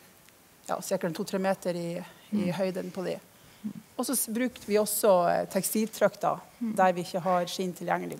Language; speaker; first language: Norwegian; native; Norwegian